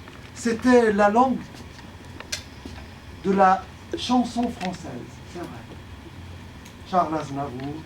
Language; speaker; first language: French; early bilingual, other home language; Arabic